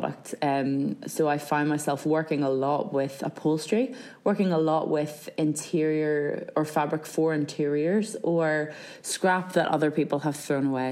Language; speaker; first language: English; native; English